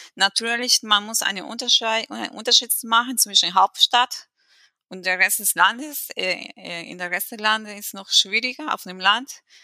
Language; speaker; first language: German; non-native, fluent; Spanish